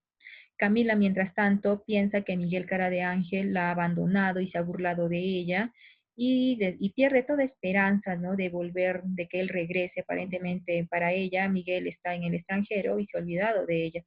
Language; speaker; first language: Spanish; native; Spanish